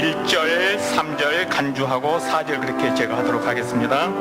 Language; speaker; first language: Korean; native; Korean